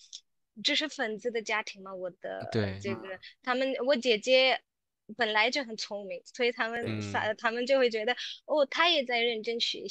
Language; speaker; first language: Chinese; non-native, local second language; Tamil